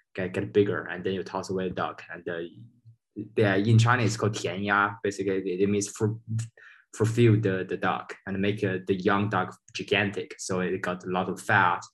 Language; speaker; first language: English; non-native, fluent; Chinese